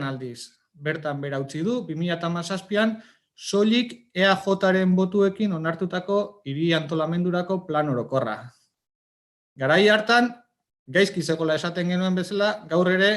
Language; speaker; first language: Basque; native; Basque